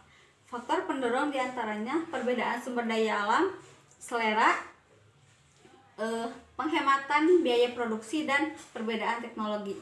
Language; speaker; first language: Indonesian; native; Indonesian